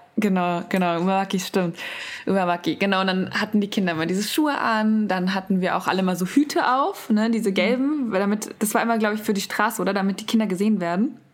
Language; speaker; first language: German; native; German